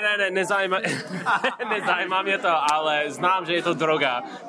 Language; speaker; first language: Czech; non-native, learner; English